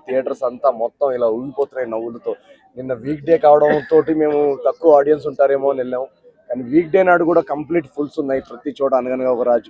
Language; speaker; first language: Telugu; native; Telugu